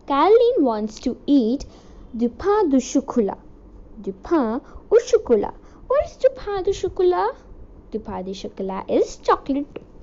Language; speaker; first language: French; non-native, learner; Hindi